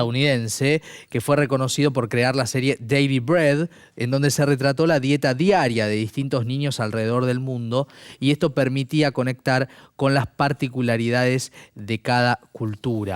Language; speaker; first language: Spanish; native; Spanish